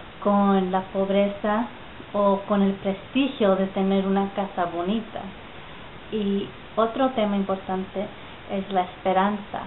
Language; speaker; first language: Spanish; early bilingual, heritage; Spanish